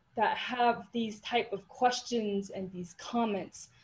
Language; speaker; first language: English; native; English